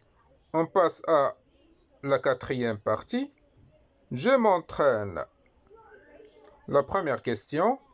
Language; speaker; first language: French; non-native, local second language; Arabic